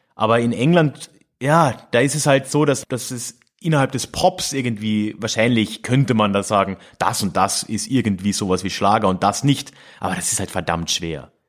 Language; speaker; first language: German; native; German